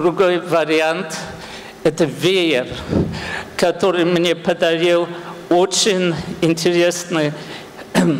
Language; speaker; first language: Russian; non-native, fluent; English